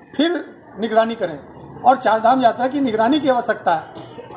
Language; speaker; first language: Hindi; native; Hindi